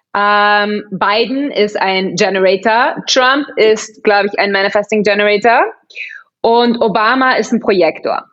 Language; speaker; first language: German; early bilingual, heritage; German